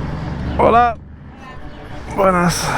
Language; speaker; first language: Spanish; non-native, learner; English